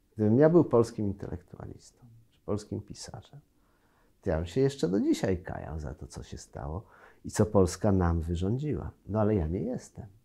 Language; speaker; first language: Polish; native; Polish